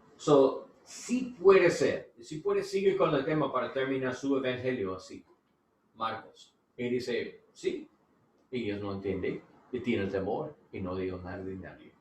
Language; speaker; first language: Spanish; non-native, learner; English